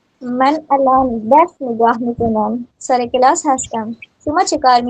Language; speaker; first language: Persian; non-native, learner; Urdu